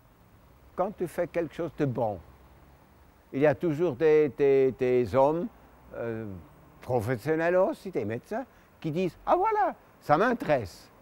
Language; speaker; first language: French; non-native, local second language; German